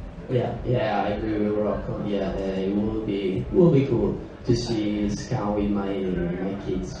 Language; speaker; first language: English; non-native, learner; Italian